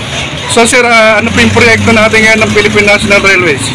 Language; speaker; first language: Filipino; native; Filipino